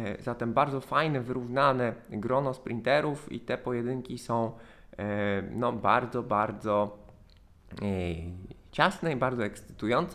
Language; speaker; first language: Polish; native; Polish